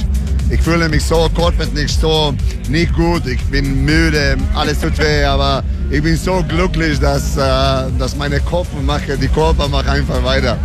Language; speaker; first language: German; non-native, learner; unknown